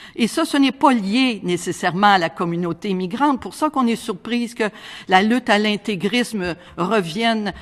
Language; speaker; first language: French; native; French